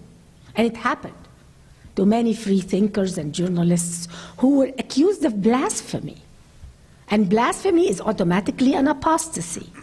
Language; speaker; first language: English; non-native, fluent; Arabic